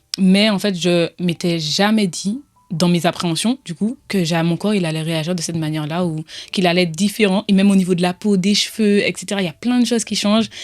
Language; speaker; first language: French; native; French